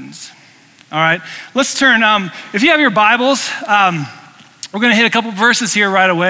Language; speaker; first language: English; native; English